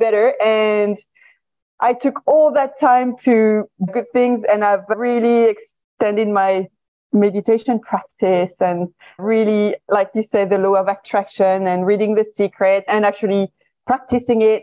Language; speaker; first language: English; non-native, fluent; French